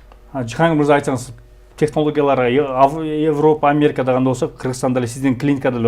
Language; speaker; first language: Kyrgyz; native; Kyrgyz